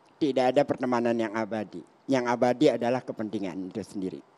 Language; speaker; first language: Indonesian; native; Indonesian